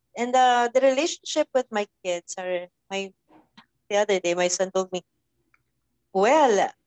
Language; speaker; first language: English; non-native, local second language; Filipino